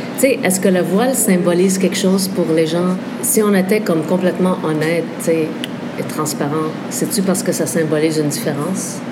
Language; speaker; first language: French; early bilingual, other home language; Arabic